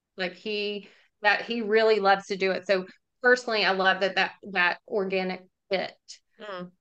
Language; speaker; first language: English; native; English